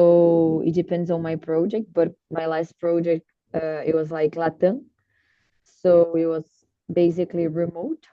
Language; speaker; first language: English; non-native, learner; Portuguese